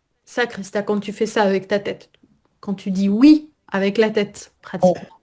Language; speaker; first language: French; native; French